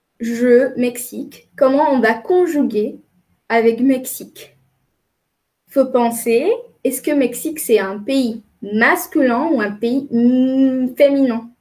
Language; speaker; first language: French; non-native, fluent; Spanish